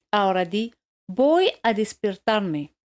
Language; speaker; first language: Spanish; non-native, fluent; French